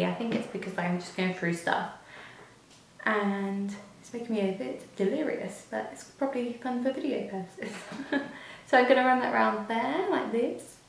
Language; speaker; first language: English; native; English